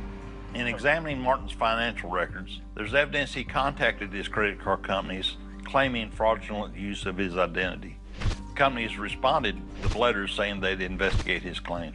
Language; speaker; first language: English; native; English